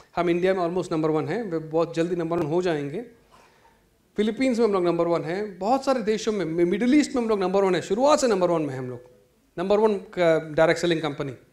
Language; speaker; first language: Hindi; non-native, local second language; Malayalam